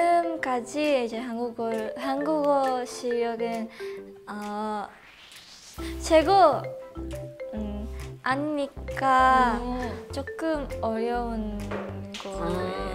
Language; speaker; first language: Korean; non-native, learner; Filipino